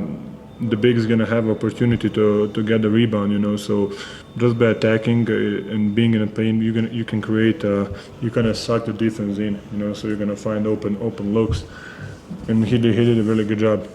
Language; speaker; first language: English; non-native, fluent; Serbian